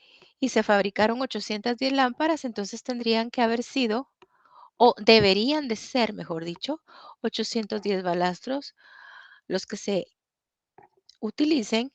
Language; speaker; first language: Spanish; native; Spanish